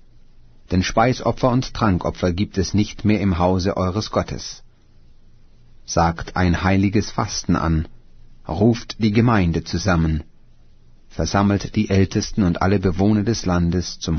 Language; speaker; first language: German; native; German